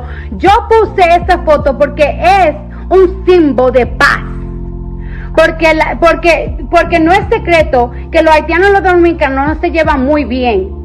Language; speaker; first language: Spanish; early bilingual, heritage; Spanish